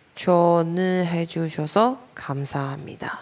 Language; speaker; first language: Korean; non-native, learner; Chinese